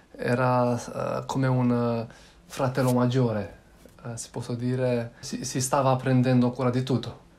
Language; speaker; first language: Italian; non-native, learner; Romanian